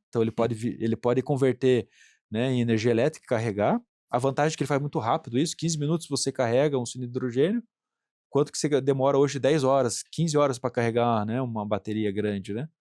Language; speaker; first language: Portuguese; native; Portuguese